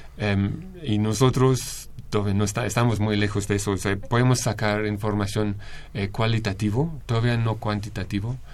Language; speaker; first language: Spanish; non-native, fluent; English